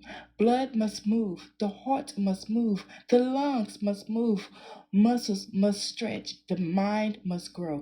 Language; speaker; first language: English; native; English